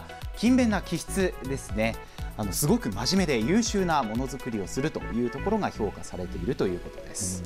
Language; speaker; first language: Japanese; native; Japanese